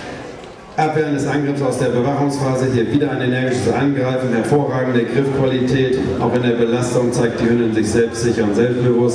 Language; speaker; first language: German; native; German